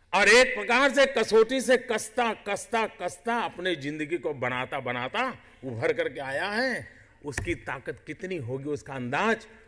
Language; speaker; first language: Hindi; non-native, local second language; Gujarati